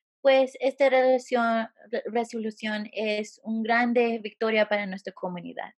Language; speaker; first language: Spanish; early bilingual, heritage; Spanish